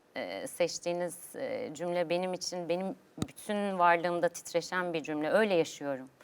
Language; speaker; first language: Turkish; native; Turkish